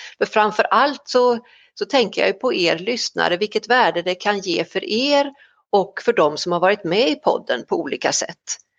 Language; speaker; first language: Swedish; native; Swedish